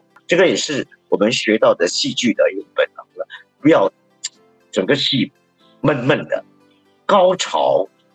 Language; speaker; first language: Chinese; native; Chinese